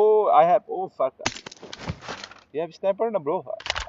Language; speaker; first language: English; non-native, learner; Nepali